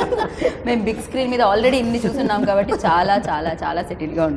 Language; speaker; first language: Telugu; native; Telugu